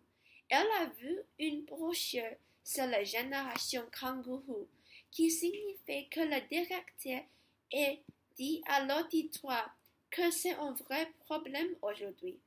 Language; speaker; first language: French; non-native, learner; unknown